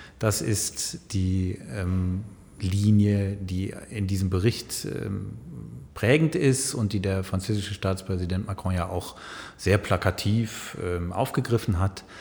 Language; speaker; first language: German; native; German